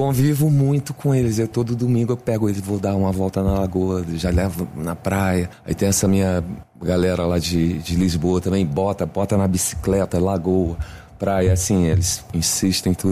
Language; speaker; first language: Portuguese; native; Portuguese